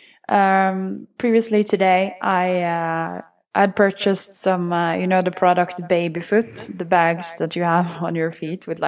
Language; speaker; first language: English; non-native, fluent; Norwegian